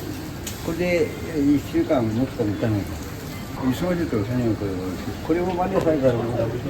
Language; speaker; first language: Japanese; native; Japanese